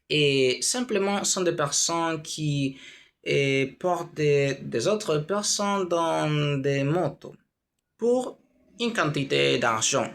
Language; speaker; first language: French; non-native, learner; Spanish